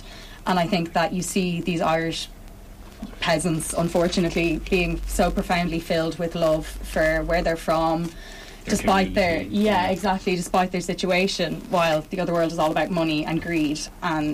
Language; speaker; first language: English; native; English